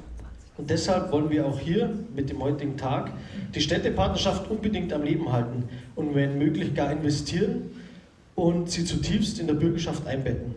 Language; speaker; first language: German; native; German